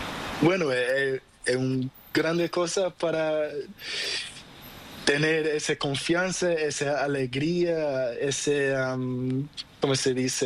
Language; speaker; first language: Spanish; non-native, learner; Portuguese